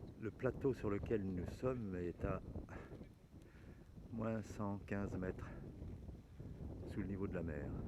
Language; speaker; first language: French; native; French